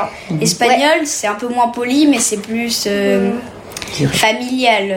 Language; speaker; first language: French; early bilingual, heritage; French